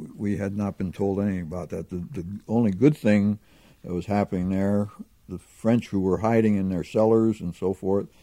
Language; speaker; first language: English; native; English